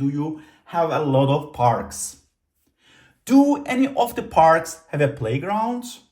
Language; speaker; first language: English; non-native, fluent; Turkish